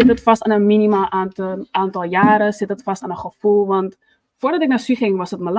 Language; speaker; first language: Dutch; native; Dutch